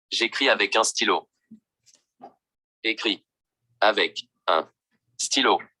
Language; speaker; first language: French; non-native, learner; Vietnamese